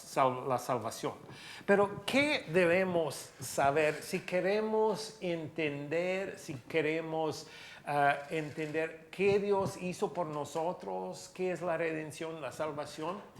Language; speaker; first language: Spanish; non-native, fluent; English